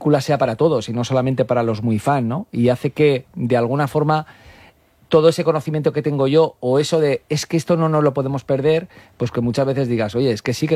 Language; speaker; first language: Spanish; native; Spanish